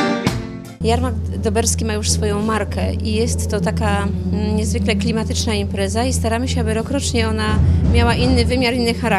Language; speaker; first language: Polish; native; Polish